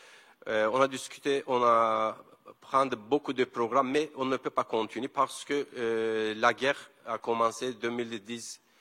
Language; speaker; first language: French; non-native, learner; Kurdish